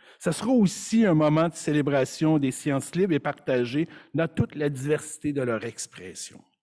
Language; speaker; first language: French; native; French